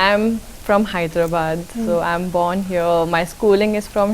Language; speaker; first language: Telugu; non-native, local second language; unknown